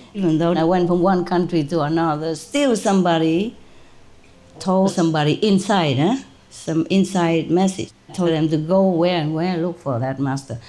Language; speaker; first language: English; non-native, fluent; Vietnamese